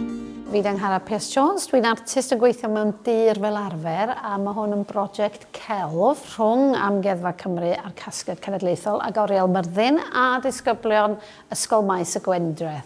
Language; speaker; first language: Welsh; native; Welsh